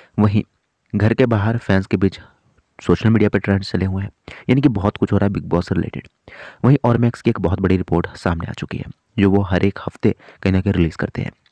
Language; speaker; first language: Hindi; native; Hindi